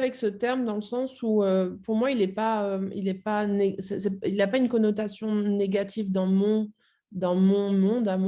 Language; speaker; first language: French; native; French